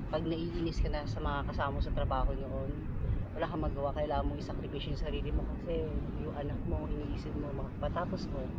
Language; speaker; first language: Filipino; native; Filipino